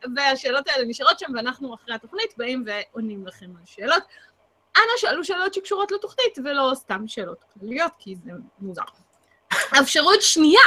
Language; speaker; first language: Hebrew; native; Hebrew